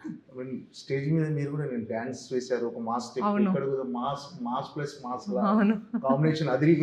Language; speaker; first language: Telugu; native; Telugu